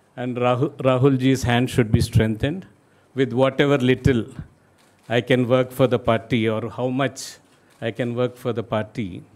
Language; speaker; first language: English; non-native, local second language; Telugu